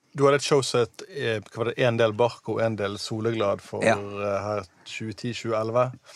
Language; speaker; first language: Norwegian; native; Norwegian